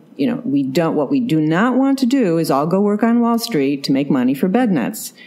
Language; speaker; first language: English; native; English